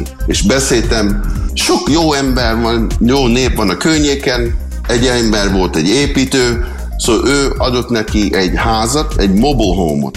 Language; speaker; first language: Hungarian; early bilingual, heritage; English